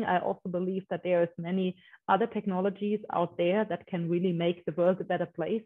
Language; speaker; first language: English; non-native, fluent; German